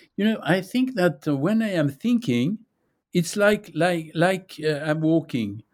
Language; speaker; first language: English; non-native, fluent; French